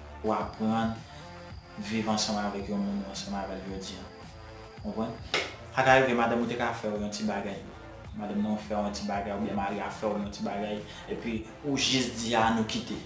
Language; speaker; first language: French; non-native, learner; Haitian Creole